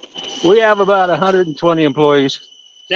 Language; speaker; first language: English; native; English